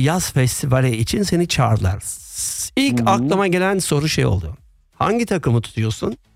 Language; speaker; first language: Turkish; early bilingual, heritage; Turkish